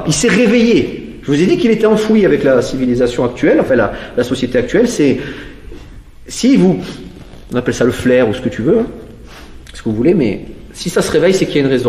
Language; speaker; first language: French; native; French